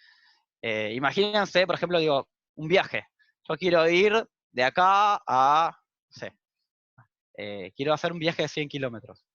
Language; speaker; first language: Spanish; native; Spanish